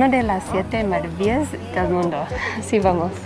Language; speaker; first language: Spanish; non-native, fluent; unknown